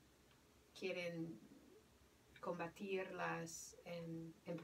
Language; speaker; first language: Spanish; non-native, fluent; English